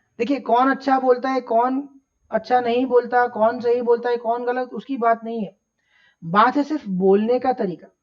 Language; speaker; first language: Hindi; non-native, local second language; Gujarati